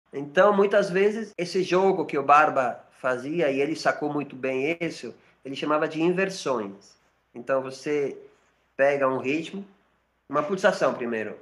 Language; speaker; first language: Portuguese; non-native, fluent; Spanish